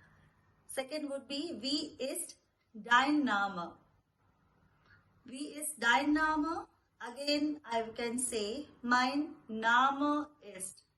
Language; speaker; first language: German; non-native, fluent; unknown